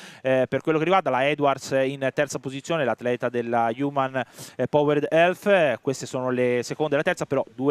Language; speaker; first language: Italian; native; Italian